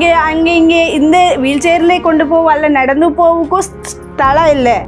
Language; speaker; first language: Malayalam; non-native, learner; Tamil